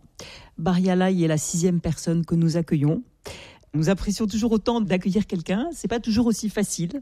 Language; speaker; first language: French; native; French